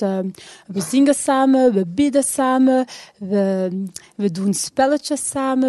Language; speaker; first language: Dutch; non-native, local second language; French